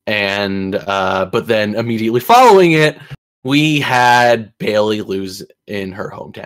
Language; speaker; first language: English; native; English